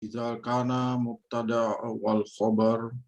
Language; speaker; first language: Arabic; non-native, learner; Indonesian